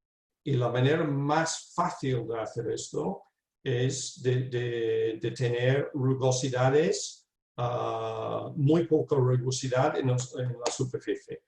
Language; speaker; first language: Spanish; non-native, fluent; English